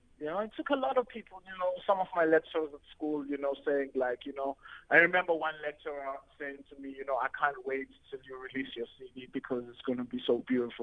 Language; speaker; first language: English; non-native, local second language; Xhosa